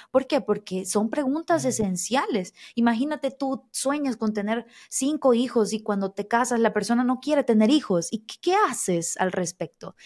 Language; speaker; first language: Spanish; native; Spanish